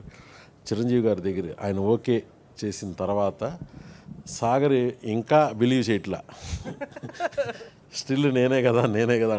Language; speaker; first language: Telugu; native; Telugu